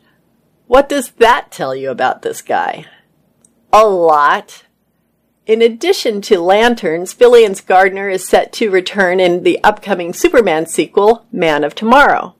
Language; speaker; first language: English; native; English